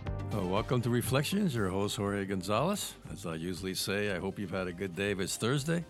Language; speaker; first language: English; native; English